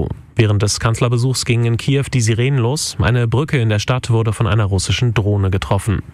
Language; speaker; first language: German; native; German